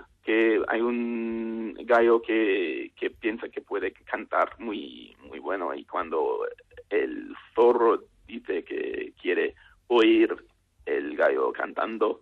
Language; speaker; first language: Spanish; non-native, learner; English